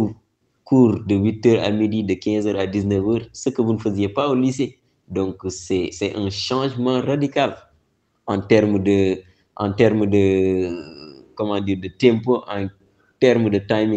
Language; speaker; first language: French; non-native, local second language; Wolof